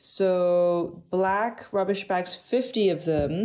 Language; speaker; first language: English; non-native, local second language; Cantonese